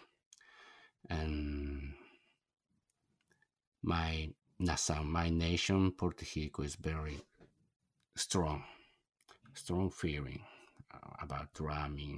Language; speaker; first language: English; non-native, learner; Japanese